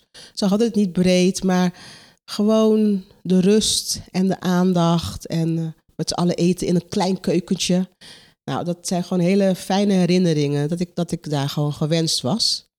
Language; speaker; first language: Dutch; non-native, local second language; Papiamento